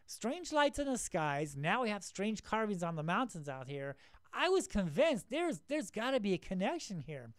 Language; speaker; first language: English; native; English